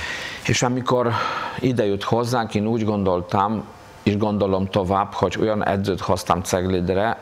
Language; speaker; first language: Hungarian; non-native, fluent; Polish